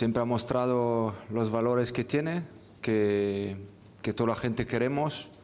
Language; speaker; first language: Spanish; non-native, fluent; French